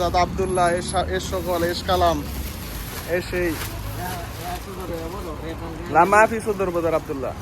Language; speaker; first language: Arabic; non-native, learner; Bangla